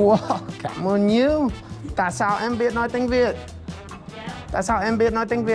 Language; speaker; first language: Vietnamese; non-native, learner; English